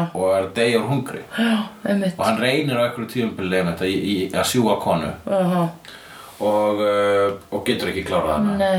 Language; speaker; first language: Icelandic; non-native, fluent; Italian